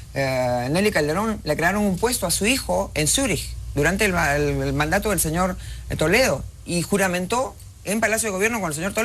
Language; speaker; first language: Spanish; native; Spanish